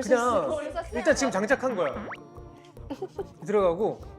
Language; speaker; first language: Korean; native; Korean